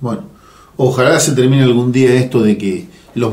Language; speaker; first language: Spanish; native; Spanish